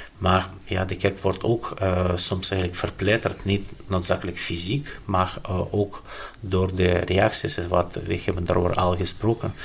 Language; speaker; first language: Dutch; non-native, fluent; Ukrainian